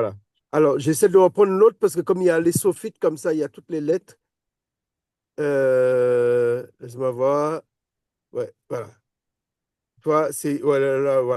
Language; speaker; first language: French; native; French